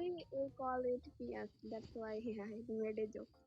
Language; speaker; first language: English; non-native, learner; Bangla